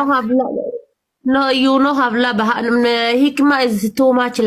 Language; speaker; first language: English; non-native, learner; Amharic